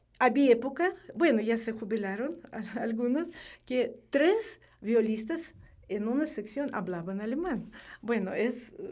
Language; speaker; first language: Spanish; non-native, fluent; Russian